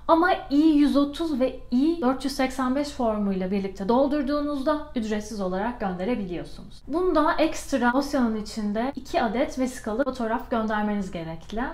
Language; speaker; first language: Turkish; native; Turkish